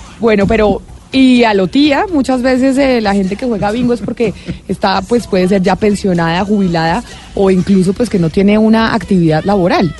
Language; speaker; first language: Spanish; native; Spanish